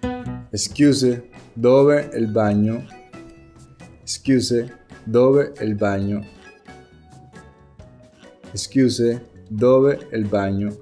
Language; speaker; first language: Italian; non-native, learner; Spanish